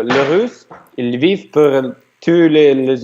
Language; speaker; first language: French; non-native, learner; Ukrainian